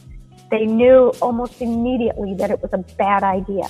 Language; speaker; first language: English; native; English